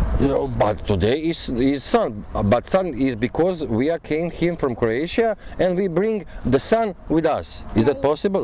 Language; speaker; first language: English; non-native, learner; Croatian